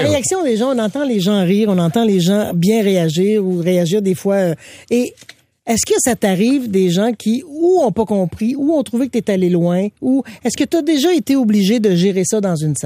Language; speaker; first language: French; native; French